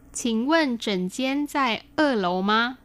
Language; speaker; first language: Chinese; non-native, fluent; Vietnamese